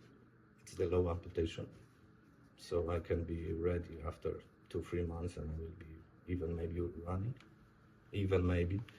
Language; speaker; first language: English; non-native, learner; Polish